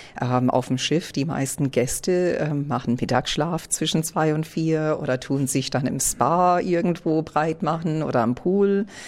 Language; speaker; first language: German; early bilingual, heritage; English